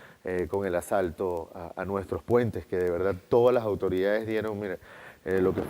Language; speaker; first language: Spanish; native; Spanish